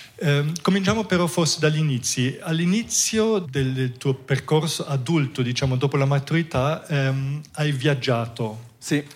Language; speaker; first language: Italian; non-native, fluent; German